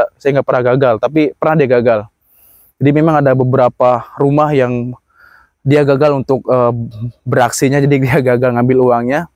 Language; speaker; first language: Indonesian; non-native, local second language; Sundanese